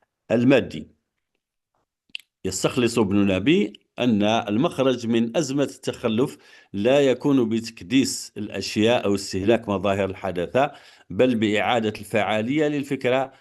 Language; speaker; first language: Arabic; non-native, fluent; Indonesian